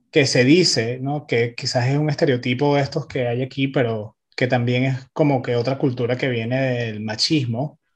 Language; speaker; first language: Spanish; early bilingual, heritage; Spanish